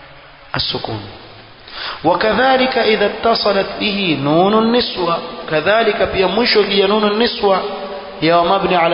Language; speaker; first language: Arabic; non-native, fluent; Swahili